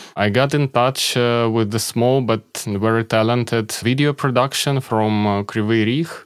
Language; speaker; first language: English; non-native, fluent; Ukrainian